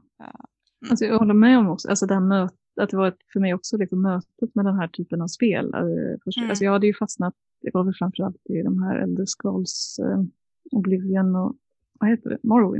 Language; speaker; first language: Swedish; native; Swedish